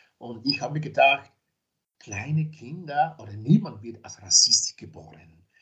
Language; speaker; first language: German; non-native, fluent; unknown